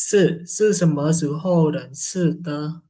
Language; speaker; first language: Chinese; non-native, fluent; Khmer